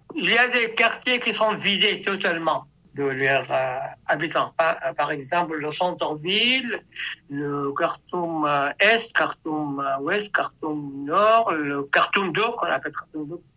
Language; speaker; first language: French; non-native, fluent; Arabic